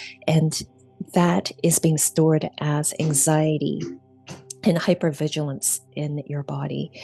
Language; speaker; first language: English; native; English